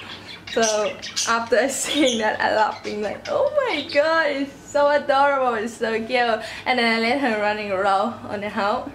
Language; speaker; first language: English; non-native, learner; Thai